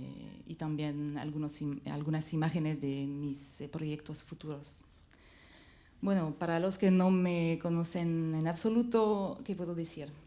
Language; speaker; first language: Spanish; non-native, learner; French